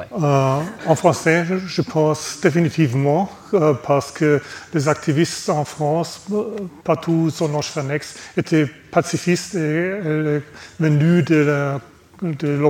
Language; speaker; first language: French; non-native, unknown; German